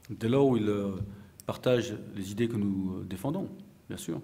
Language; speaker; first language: French; native; French